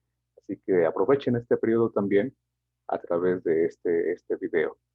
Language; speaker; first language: Spanish; native; Spanish